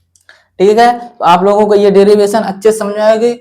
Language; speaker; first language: Hindi; native; Hindi